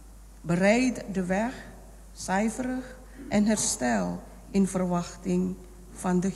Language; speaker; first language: Dutch; non-native, fluent; Indonesian